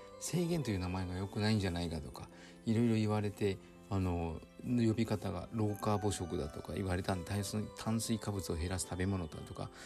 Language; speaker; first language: Japanese; native; Japanese